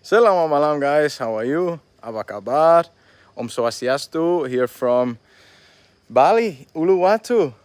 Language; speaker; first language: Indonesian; non-native, fluent; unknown